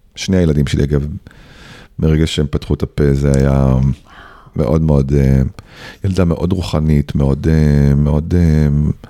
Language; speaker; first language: Hebrew; native; Hebrew